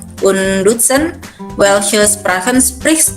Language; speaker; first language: German; non-native, learner; Indonesian